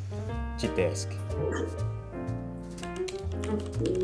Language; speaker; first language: Romanian; non-native, learner; Indonesian